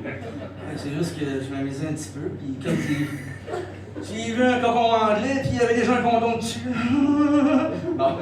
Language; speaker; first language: French; native; French